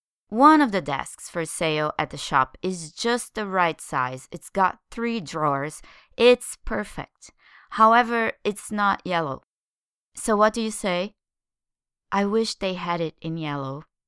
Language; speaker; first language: English; non-native, fluent; Portuguese